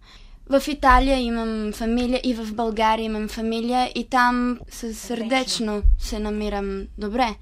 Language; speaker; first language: Bulgarian; early bilingual, heritage; Italian